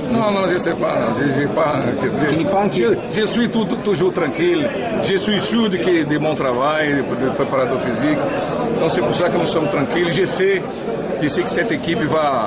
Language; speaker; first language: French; non-native, learner; Portuguese